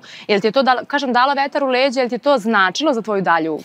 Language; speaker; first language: Serbian; native; Serbian